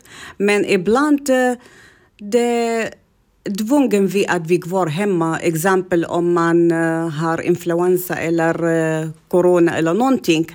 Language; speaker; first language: Swedish; non-native, learner; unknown